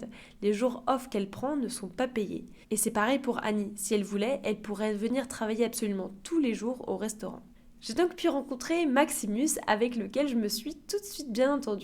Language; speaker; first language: French; native; French